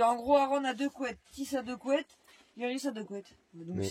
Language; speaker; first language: French; native; French